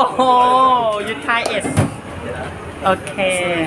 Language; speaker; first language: English; non-native, learner; Thai